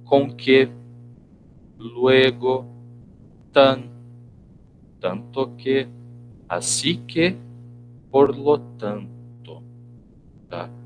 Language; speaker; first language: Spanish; non-native, fluent; Portuguese